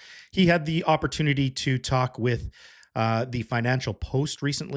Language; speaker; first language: English; native; English